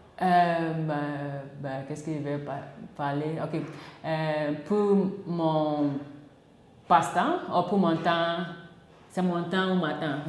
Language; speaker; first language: French; non-native, learner; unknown